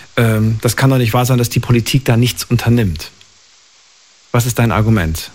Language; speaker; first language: German; native; German